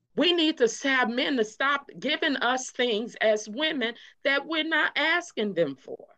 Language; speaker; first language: English; native; English